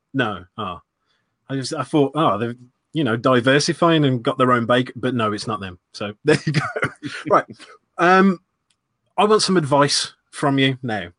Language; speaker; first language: English; native; English